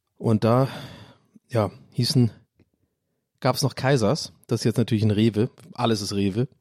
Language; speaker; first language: German; non-native, fluent; English